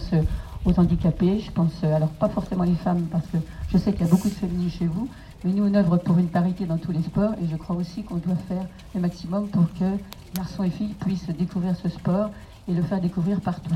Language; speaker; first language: French; native; French